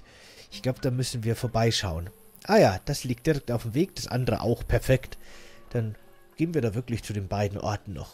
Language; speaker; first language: German; native; German